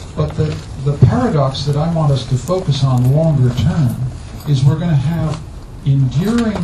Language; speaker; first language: English; native; English